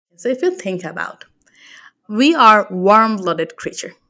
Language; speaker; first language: English; non-native, local second language; Bangla